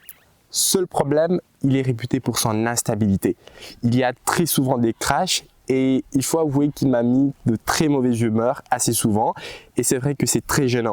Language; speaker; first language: French; native; French